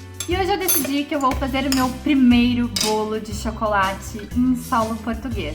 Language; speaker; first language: Portuguese; native; Portuguese